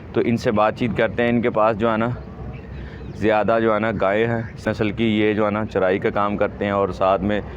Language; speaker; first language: Hindi; non-native, local second language; Punjabi